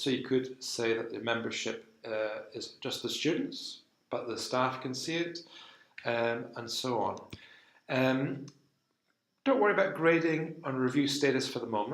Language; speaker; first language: English; native; English